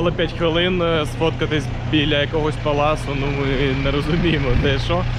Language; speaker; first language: Ukrainian; non-native, local second language; Russian